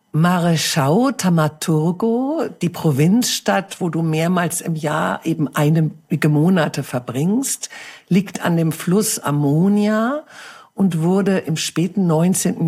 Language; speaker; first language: German; native; German